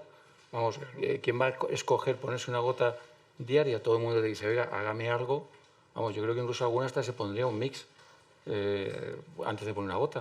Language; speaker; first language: Spanish; native; Spanish